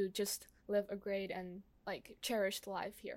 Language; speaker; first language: English; non-native, fluent; Chinese